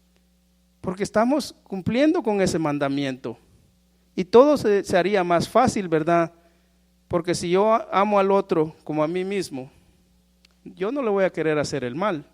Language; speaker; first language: Spanish; native; Spanish